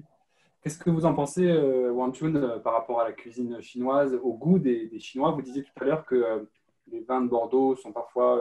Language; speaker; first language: French; native; French